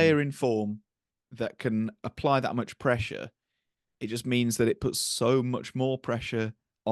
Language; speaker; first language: English; native; English